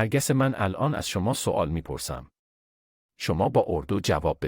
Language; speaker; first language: Persian; non-native, fluent; Urdu